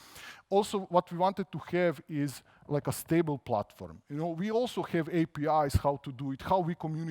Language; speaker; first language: English; non-native, fluent; Croatian